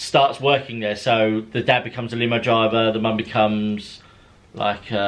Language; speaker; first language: English; native; English